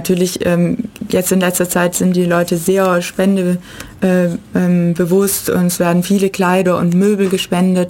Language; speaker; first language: German; native; German